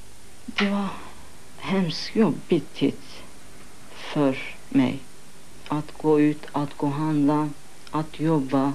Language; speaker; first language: Swedish; non-native, fluent; Kurdish